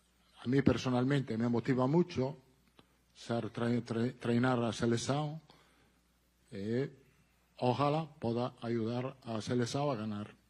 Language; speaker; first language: Spanish; non-native, fluent; Italian